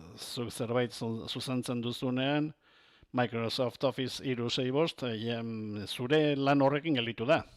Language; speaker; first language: Basque; non-native, local second language; Spanish